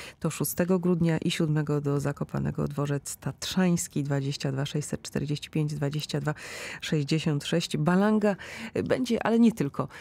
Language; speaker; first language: Polish; native; Polish